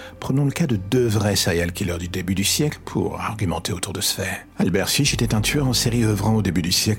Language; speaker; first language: French; native; French